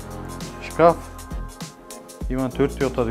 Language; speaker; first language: Russian; non-native, fluent; Uzbek